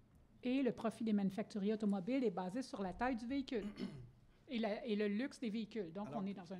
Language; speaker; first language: French; native; French